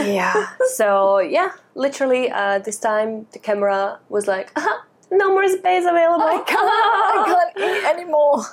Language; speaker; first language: English; non-native, fluent; Russian